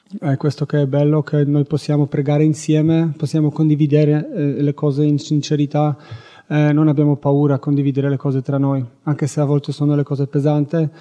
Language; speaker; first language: Italian; non-native, fluent; Polish